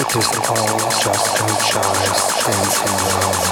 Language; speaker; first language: English; non-native, fluent; German